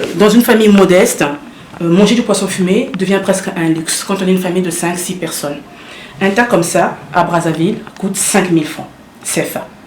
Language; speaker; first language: French; early bilingual, other home language; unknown